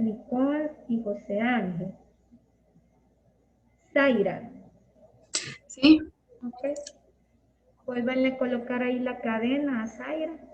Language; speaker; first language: Spanish; native; Spanish